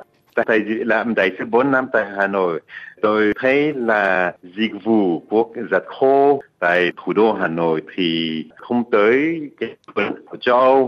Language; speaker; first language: Vietnamese; non-native, fluent; French